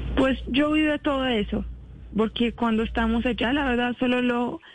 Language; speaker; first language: Spanish; non-native, fluent; Arabic